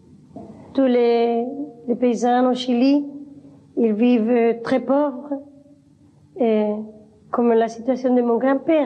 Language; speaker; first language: French; non-native, learner; Spanish